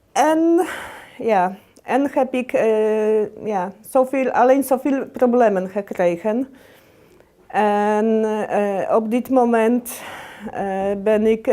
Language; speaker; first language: Dutch; non-native, learner; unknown